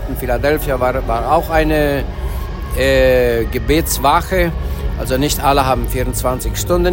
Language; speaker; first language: German; early bilingual, heritage; Low German